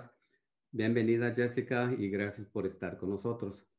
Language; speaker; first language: Spanish; early bilingual, heritage; Spanish